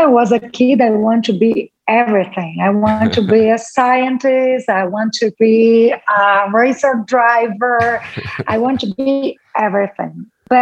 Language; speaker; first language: English; non-native, fluent; Portuguese